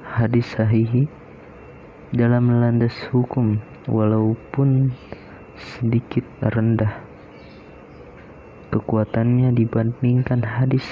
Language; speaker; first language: Indonesian; native; Indonesian